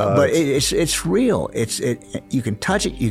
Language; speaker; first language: English; native; English